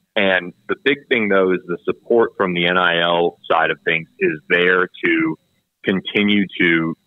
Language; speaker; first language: English; native; English